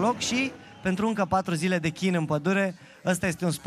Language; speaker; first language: Romanian; native; Romanian